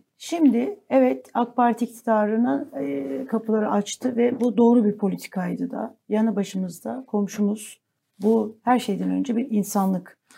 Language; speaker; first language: Turkish; native; Turkish